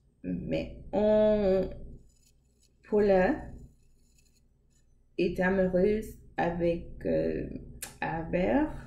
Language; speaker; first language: French; non-native, learner; English